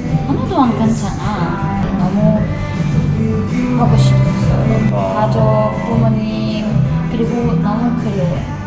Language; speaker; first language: Korean; non-native, learner; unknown